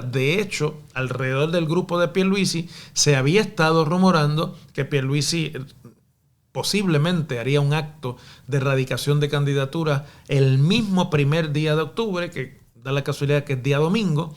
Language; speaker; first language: Spanish; native; Spanish